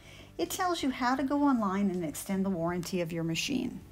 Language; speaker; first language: English; native; English